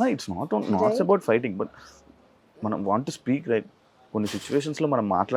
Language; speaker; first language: Telugu; native; Telugu